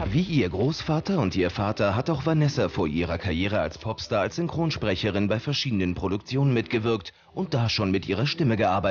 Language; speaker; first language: German; native; German